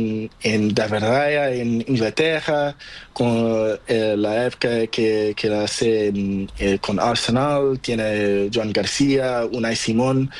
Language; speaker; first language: Spanish; non-native, learner; Portuguese